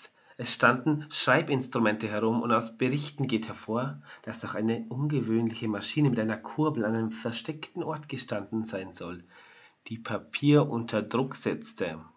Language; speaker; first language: German; native; German